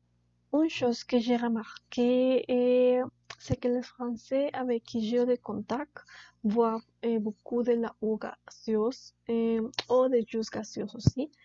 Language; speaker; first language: French; non-native, learner; Spanish